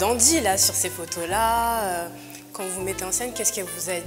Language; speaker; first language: French; native; French